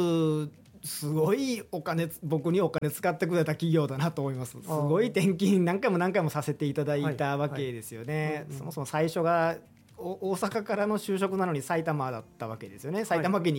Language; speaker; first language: Japanese; native; Japanese